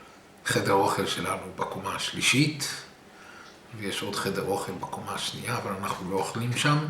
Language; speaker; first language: Hebrew; early bilingual, other home language; English